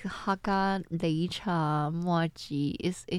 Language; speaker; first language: English; non-native, learner; Chinese